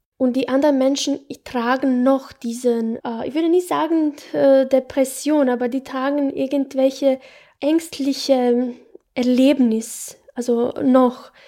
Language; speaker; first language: German; non-native, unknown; Bosnian